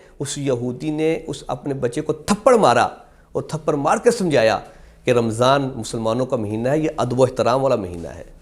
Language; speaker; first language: Urdu; non-native, local second language; Punjabi